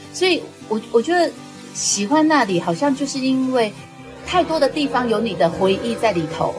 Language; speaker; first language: Chinese; native; Chinese